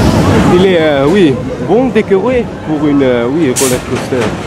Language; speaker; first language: French; non-native, learner; Dutch